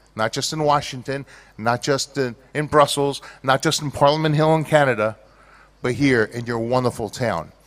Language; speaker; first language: English; early bilingual, other home language; Greek